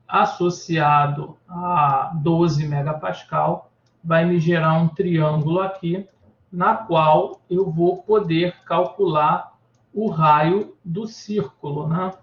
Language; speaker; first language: Portuguese; native; Portuguese